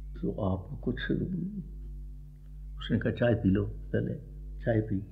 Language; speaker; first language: Hindi; native; Hindi